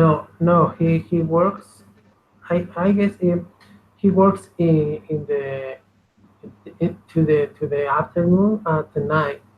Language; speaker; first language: English; non-native, learner; Spanish